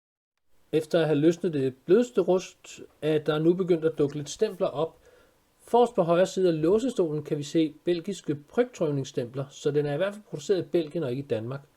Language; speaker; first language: Danish; native; Danish